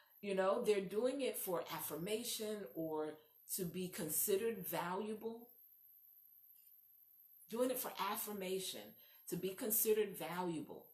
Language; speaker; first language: English; native; English